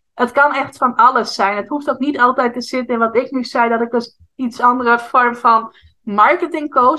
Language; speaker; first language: Dutch; native; Dutch